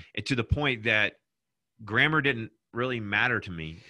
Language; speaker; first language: English; native; English